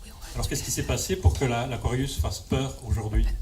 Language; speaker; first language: French; native; French